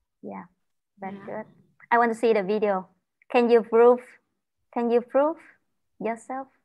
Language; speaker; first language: English; non-native, learner; Vietnamese